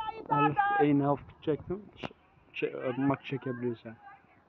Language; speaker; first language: Dutch; early bilingual, other home language; Turkish